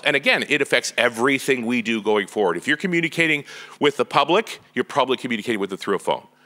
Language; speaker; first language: English; native; English